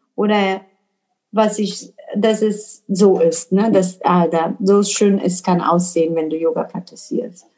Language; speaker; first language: German; non-native, fluent; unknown